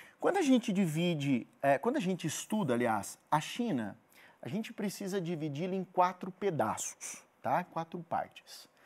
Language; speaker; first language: Portuguese; native; Portuguese